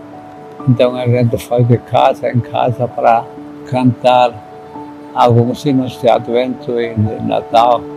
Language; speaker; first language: Portuguese; non-native, fluent; German